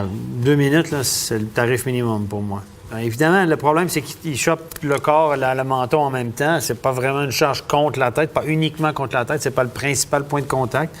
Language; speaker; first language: French; native; French